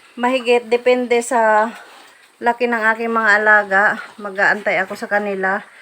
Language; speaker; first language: Filipino; non-native, local second language; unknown